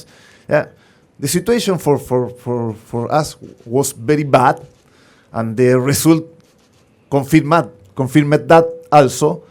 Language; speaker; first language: English; non-native, learner; Spanish